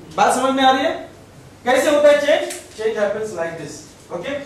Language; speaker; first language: Hindi; non-native, local second language; Marathi